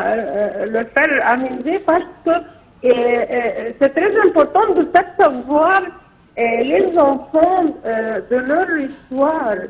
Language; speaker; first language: French; non-native, fluent; Arabic